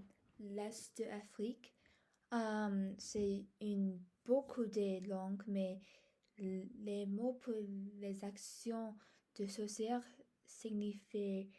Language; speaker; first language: French; non-native, learner; English